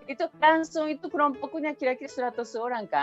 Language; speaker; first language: Indonesian; non-native, fluent; Japanese